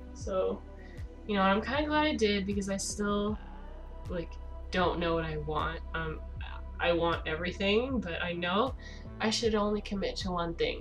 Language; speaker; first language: English; native; English